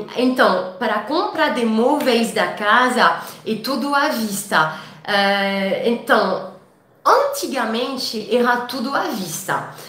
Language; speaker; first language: Portuguese; non-native, fluent; French